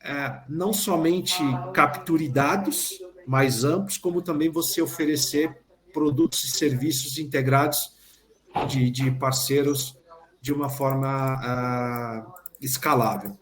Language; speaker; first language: Portuguese; native; Portuguese